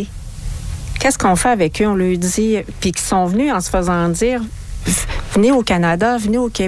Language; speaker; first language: French; native; French